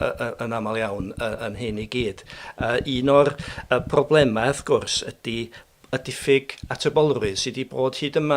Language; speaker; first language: Welsh; native; Welsh